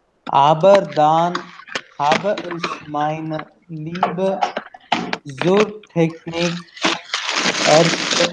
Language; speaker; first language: German; non-native, learner; Hindi